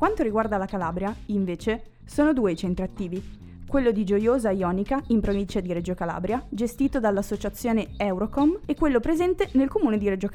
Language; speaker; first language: Italian; native; Italian